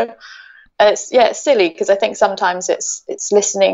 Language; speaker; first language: English; native; English